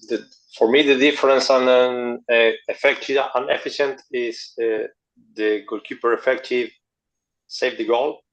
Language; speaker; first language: English; non-native, learner; Spanish